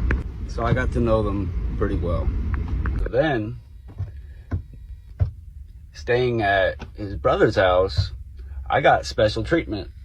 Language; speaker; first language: English; native; English